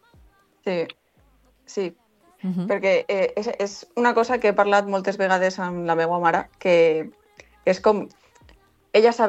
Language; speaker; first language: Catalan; non-native, local second language; Spanish